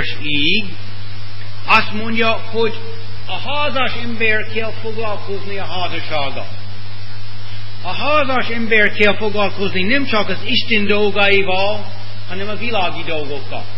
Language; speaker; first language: Hungarian; non-native, fluent; English